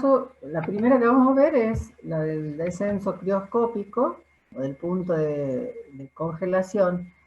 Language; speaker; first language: Spanish; native; Spanish